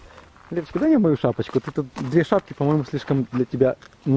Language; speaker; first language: Russian; native; Russian